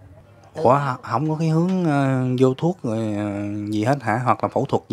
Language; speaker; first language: Vietnamese; native; Vietnamese